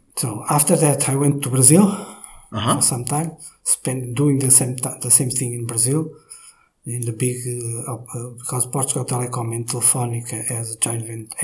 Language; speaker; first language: English; non-native, fluent; Portuguese